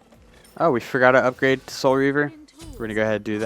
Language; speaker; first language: English; native; English